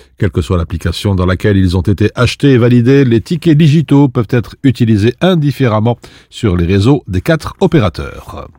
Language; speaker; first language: French; native; French